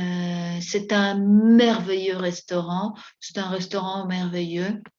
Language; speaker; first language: French; non-native, fluent; Spanish